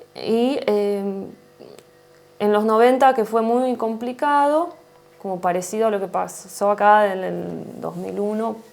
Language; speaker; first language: Spanish; non-native, fluent; Russian